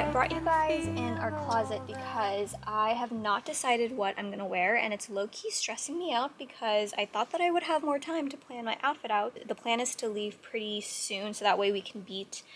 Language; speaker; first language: English; native; English